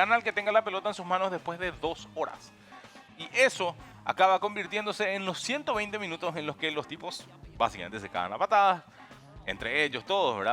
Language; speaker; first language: Spanish; native; Spanish